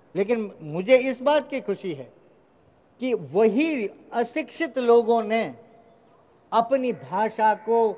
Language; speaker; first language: Hindi; non-native, local second language; Rajasthani